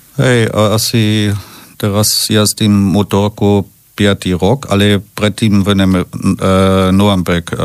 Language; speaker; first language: Slovak; non-native, fluent; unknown